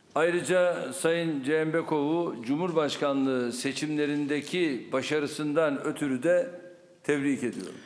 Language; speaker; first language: Turkish; native; Turkish